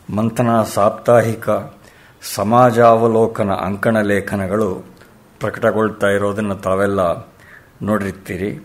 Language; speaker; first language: Kannada; native; Kannada